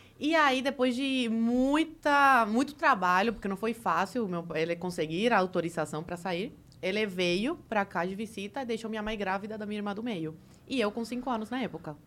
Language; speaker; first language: Portuguese; early bilingual, other home language; Spanish